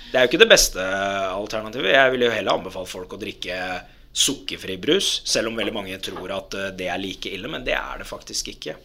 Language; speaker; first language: Norwegian; early bilingual, other home language; Arabic